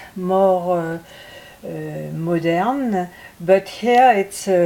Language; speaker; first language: English; non-native, learner; French